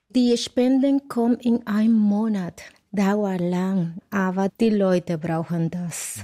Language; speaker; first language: German; non-native, learner; Spanish